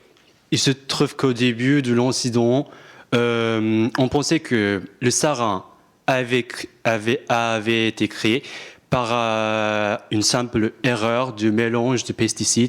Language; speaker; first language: French; non-native, fluent; Japanese